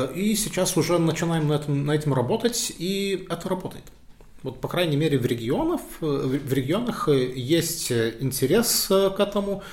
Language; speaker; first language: Russian; non-native, fluent; Lithuanian